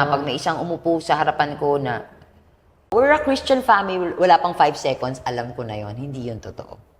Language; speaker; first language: Filipino; native; Filipino